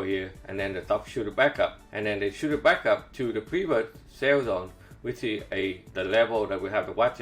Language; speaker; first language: English; non-native, fluent; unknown